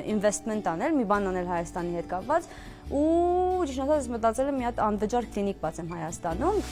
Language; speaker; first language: Armenian; early bilingual, heritage; Armenian